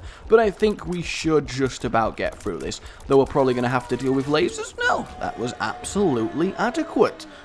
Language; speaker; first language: English; native; English